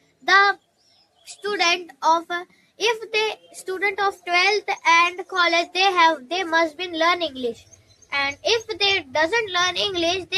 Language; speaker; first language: English; non-native, learner; Hindi